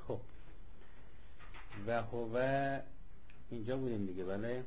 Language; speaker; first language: Persian; native; Persian